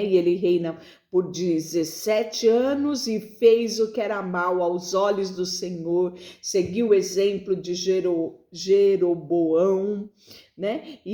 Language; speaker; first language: Portuguese; native; Portuguese